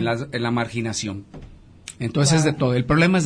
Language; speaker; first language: Spanish; native; Spanish